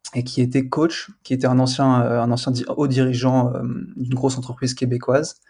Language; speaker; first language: French; native; French